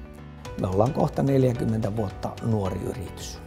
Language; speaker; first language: Finnish; native; Finnish